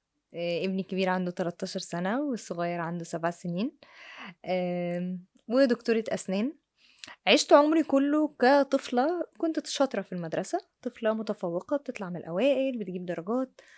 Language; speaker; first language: Arabic; native; Arabic